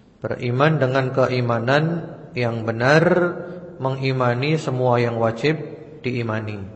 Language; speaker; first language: Indonesian; native; Indonesian